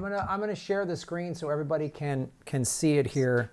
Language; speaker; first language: English; native; English